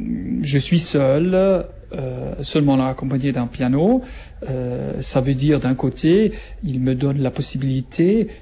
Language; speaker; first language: French; non-native, learner; German